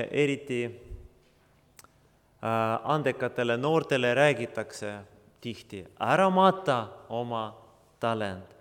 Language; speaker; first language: Estonian; non-native, local second language; Russian